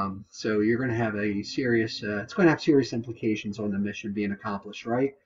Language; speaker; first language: English; native; English